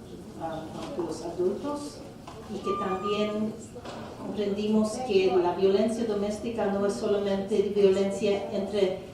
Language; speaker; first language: Spanish; non-native, fluent; English